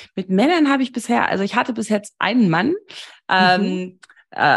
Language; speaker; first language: German; early bilingual, heritage; German